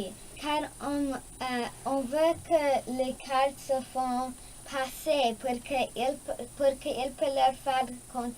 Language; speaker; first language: French; non-native, local second language; English